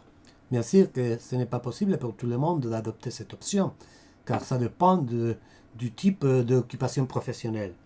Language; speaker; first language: French; non-native, fluent; Spanish